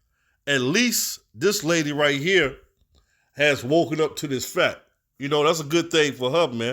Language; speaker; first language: English; native; English